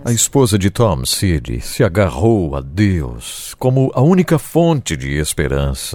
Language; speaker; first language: Portuguese; native; Portuguese